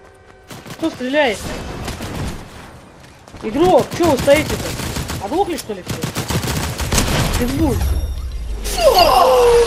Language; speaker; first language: Russian; native; Russian